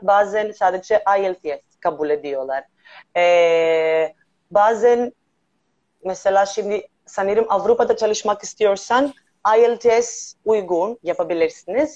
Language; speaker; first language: Turkish; non-native, learner; Greek